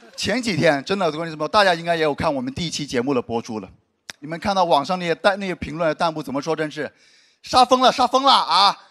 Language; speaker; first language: Chinese; native; Chinese